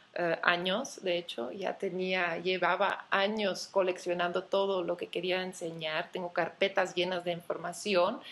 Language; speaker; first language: Spanish; non-native, fluent; Dutch